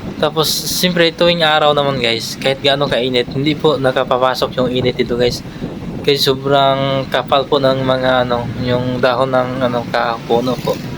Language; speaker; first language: Filipino; non-native, local second language; Hiligaynon